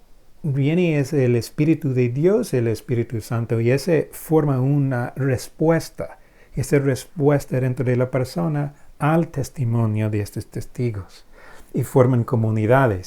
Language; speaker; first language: Spanish; non-native, fluent; English